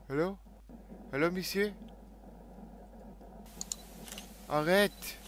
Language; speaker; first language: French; non-native, learner; German